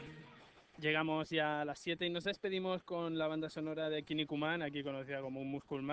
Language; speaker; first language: Spanish; native; Spanish